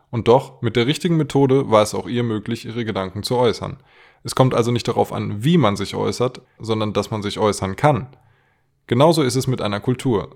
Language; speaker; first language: German; native; German